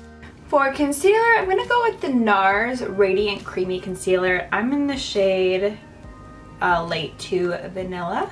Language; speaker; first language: English; native; English